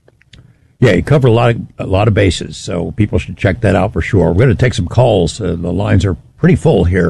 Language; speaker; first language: English; native; English